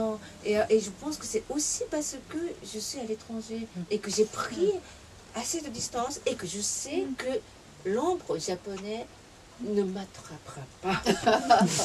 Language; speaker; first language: French; non-native, fluent; Japanese